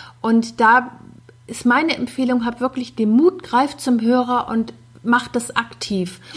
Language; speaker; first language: German; native; German